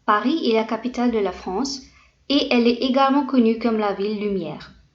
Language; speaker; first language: French; non-native, fluent; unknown